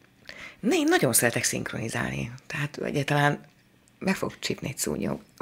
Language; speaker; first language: Hungarian; native; Hungarian